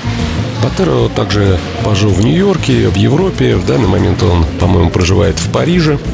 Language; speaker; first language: Russian; native; Russian